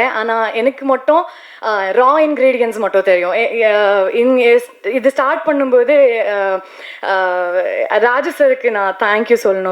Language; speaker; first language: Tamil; non-native, learner; Kannada